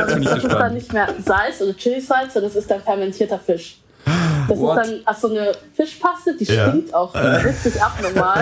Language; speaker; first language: German; early bilingual, other home language; Vietnamese